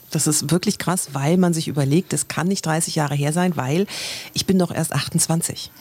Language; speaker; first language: German; native; German